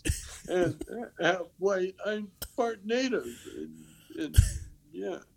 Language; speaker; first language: English; native; English